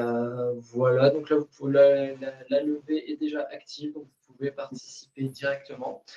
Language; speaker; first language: French; native; French